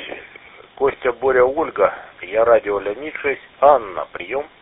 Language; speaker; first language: Russian; native; Russian